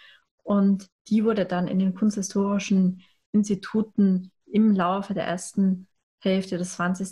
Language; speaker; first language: German; native; German